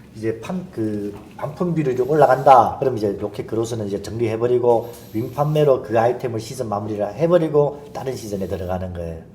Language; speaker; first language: Korean; early bilingual, heritage; Korean